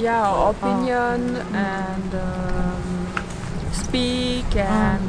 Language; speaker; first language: English; non-native, learner; French